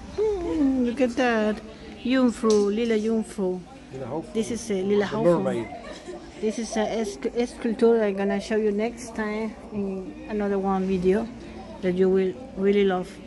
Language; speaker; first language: English; non-native, learner; Spanish